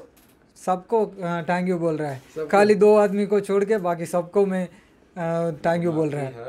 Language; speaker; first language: Hindi; non-native, local second language; Malayalam